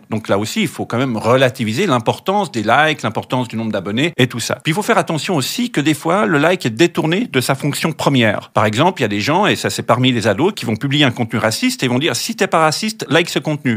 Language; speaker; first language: French; native; French